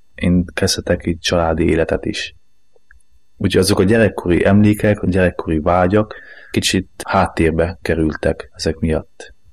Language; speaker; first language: Hungarian; native; Hungarian